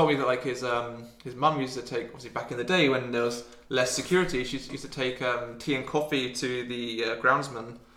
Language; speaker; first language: English; native; English